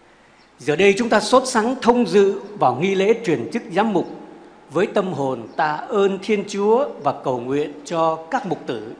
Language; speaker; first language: Vietnamese; native; Vietnamese